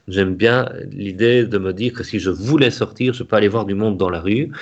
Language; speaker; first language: French; native; French